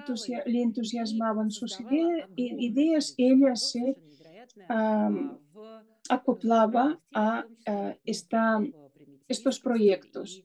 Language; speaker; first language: Spanish; non-native, fluent; Russian